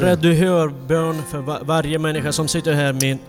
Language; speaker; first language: Swedish; non-native, fluent; Ukrainian